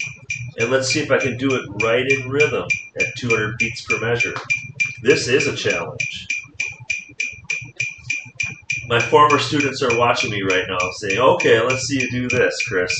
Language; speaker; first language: English; native; English